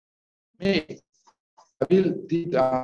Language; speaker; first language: French; non-native, learner; Spanish